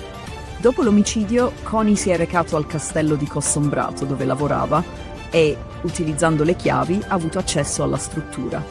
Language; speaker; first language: Italian; native; Italian